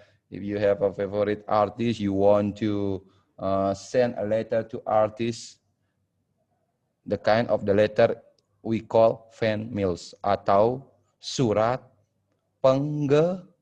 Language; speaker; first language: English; non-native, fluent; Indonesian